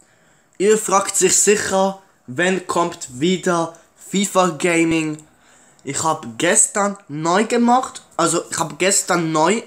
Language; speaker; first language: German; early bilingual, other home language; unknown